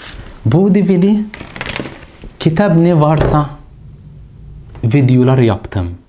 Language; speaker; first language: Turkish; non-native, fluent; Arabic